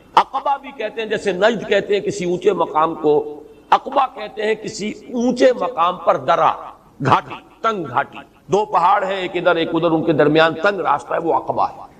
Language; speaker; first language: Urdu; native; Urdu